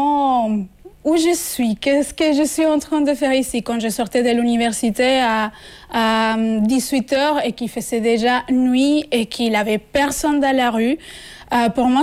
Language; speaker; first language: French; non-native, fluent; Spanish